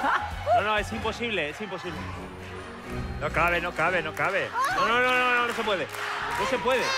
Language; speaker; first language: Spanish; native; Spanish